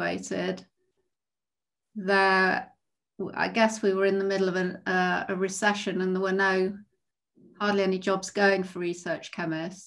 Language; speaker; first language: English; native; English